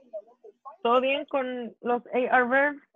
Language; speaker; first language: Spanish; non-native, fluent; English